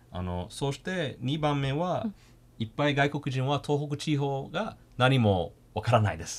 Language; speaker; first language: Japanese; non-native, fluent; English